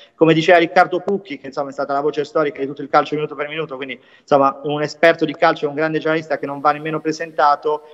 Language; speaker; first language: Italian; native; Italian